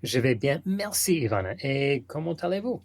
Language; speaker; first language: French; non-native, learner; English